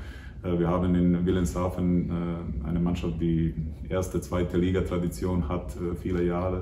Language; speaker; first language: German; non-native, fluent; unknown